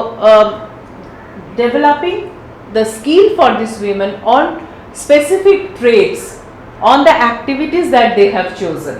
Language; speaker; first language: English; non-native, local second language; Bangla